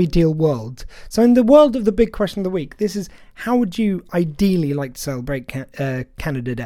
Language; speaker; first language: English; native; English